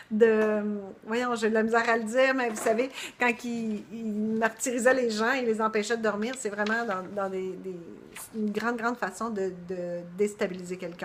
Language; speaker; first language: French; native; French